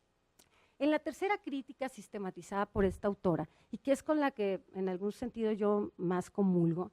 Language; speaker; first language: Spanish; native; Spanish